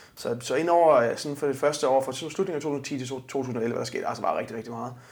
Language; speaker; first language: Danish; native; Danish